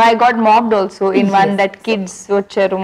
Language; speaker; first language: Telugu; non-native, learner; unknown